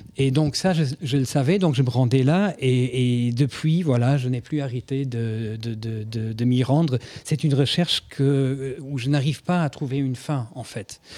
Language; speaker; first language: French; non-native, fluent; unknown